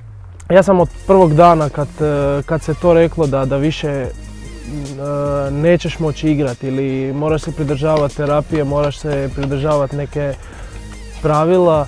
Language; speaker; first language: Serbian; non-native, fluent; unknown